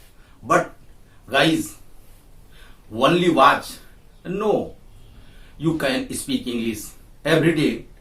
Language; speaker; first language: English; non-native, learner; Hindi